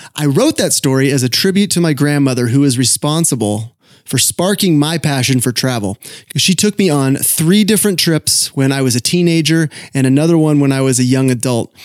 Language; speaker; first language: English; native; English